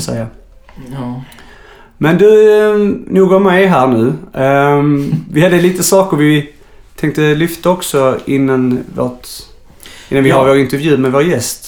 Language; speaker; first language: Swedish; native; Swedish